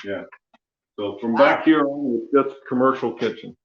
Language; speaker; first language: English; native; English